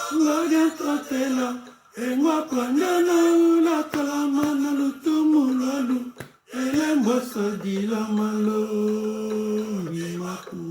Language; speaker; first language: Lingala; non-native, local second language; Kongo